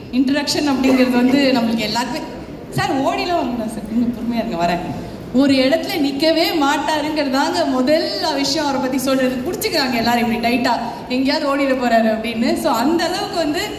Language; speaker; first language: Tamil; native; Tamil